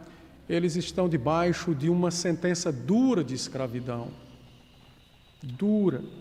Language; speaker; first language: Portuguese; native; Portuguese